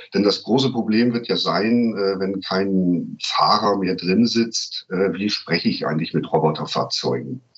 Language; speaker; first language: German; native; German